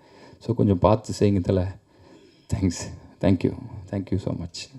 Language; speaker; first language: Tamil; native; Tamil